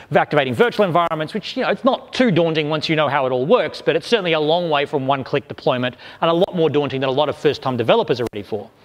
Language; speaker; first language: English; native; English